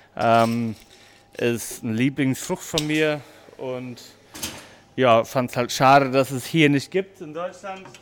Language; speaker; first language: German; non-native, fluent; English